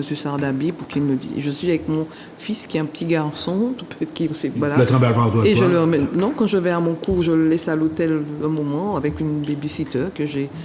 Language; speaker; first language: French; native; French